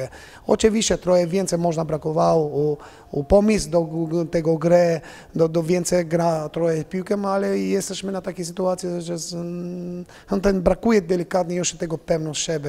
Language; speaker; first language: Polish; non-native, fluent; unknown